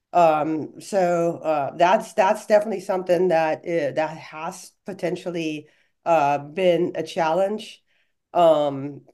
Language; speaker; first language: English; non-native, fluent; German